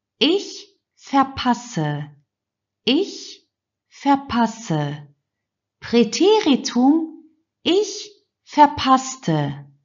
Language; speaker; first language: German; non-native, fluent; Turkish